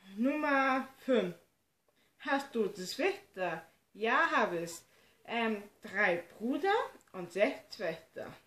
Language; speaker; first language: German; early bilingual, other home language; Turkish